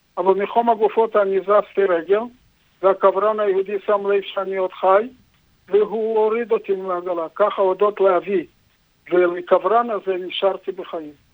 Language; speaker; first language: Hebrew; non-native, fluent; Yiddish